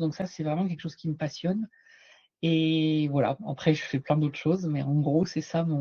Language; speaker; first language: French; native; French